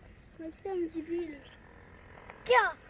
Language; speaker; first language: Arabic; native; Arabic